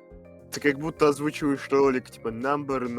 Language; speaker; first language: Russian; native; Russian